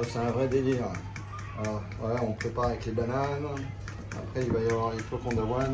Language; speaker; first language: French; native; French